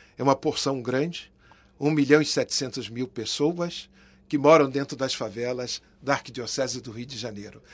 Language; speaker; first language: Portuguese; native; Portuguese